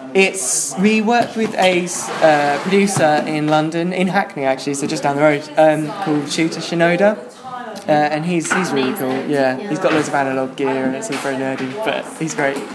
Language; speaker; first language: English; native; English